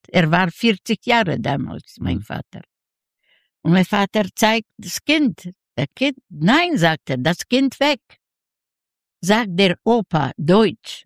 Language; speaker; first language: German; non-native, learner; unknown